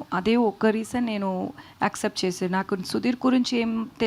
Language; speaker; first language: Telugu; non-native, learner; Tamil